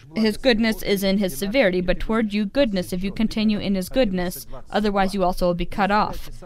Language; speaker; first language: English; non-native, fluent; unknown